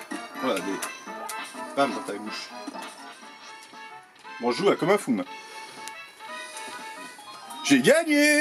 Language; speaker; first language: French; native; French